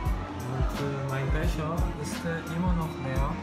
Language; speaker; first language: German; non-native, learner; Korean